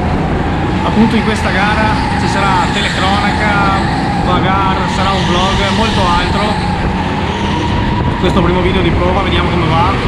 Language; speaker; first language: Italian; native; Italian